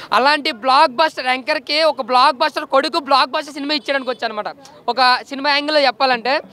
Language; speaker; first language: Telugu; native; Telugu